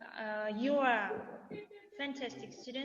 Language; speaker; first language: English; non-native, fluent; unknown